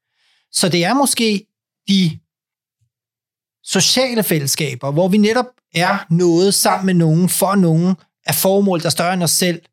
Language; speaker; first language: Danish; native; Danish